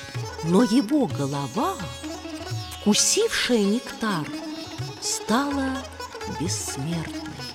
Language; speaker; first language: Russian; native; Russian